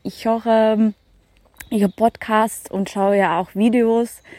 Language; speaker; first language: German; non-native, learner; Ukrainian